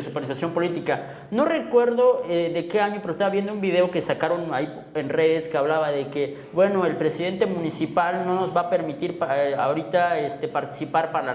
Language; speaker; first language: Spanish; native; Spanish